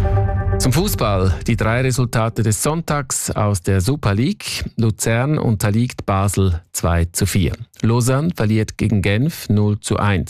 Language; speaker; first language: German; native; German